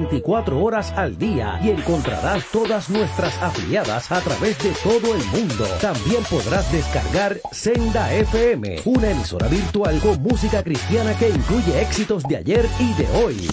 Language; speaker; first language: Spanish; native; Spanish